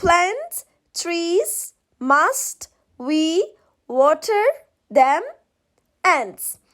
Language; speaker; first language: English; non-native, fluent; Turkish